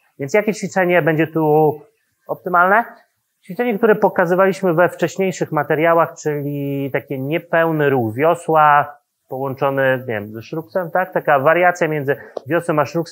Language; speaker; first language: Polish; native; Polish